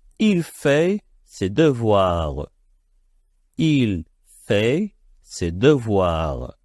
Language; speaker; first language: French; non-native, fluent; Arabic